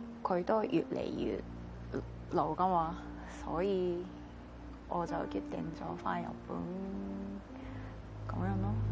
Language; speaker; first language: Cantonese; non-native, fluent; Japanese